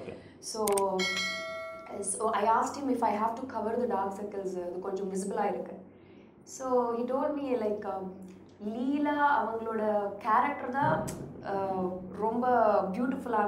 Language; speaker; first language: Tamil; non-native, learner; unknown